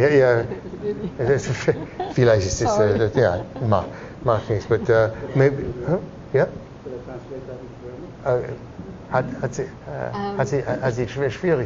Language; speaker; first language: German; non-native, learner; English